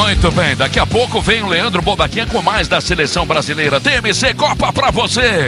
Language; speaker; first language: Portuguese; native; Portuguese